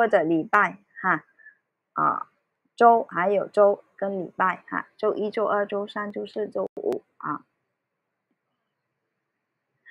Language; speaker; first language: Chinese; early bilingual, heritage; Cantonese